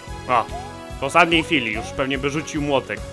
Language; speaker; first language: Polish; native; Polish